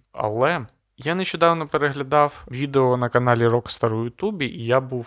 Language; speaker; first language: Ukrainian; non-native, local second language; Russian